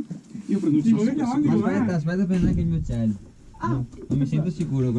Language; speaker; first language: Italian; native; Italian